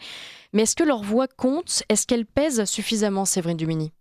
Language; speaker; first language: French; native; French